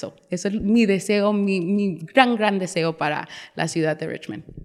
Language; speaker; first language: Spanish; early bilingual, heritage; Spanish